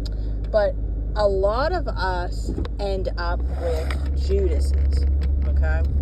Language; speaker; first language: English; native; English